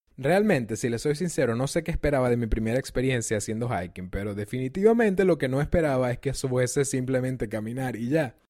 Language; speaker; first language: Spanish; native; Spanish